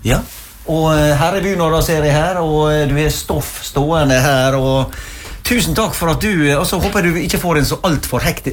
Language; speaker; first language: Norwegian; native; Norwegian